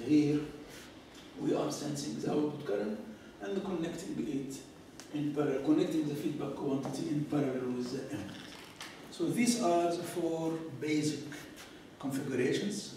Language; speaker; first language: English; non-native, fluent; Arabic